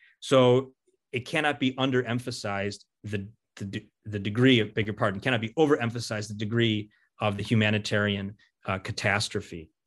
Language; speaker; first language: English; early bilingual, other home language; Ukrainian